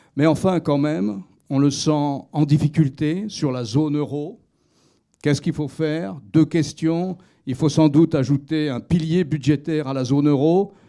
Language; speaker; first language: French; native; French